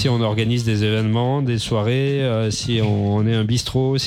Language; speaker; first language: French; native; French